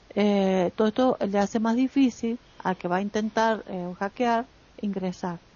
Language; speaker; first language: Spanish; native; Spanish